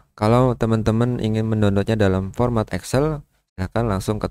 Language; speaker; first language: Indonesian; native; Indonesian